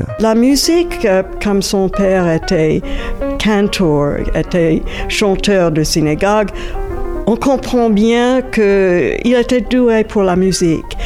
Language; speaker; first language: French; non-native, fluent; English